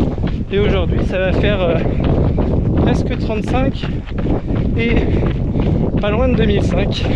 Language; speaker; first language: French; native; French